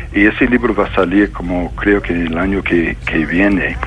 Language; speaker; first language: Spanish; non-native, fluent; English